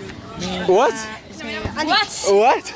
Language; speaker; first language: Spanish; non-native, learner; French